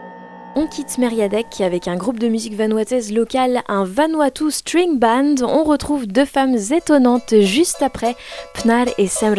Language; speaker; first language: French; native; French